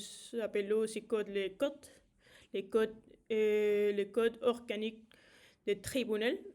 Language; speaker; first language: French; non-native, learner; Spanish